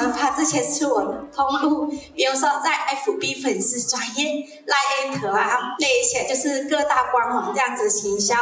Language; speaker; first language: Chinese; non-native, local second language; Hakka Chinese